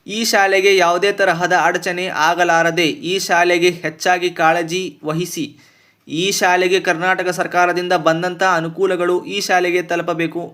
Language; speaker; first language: Kannada; native; Kannada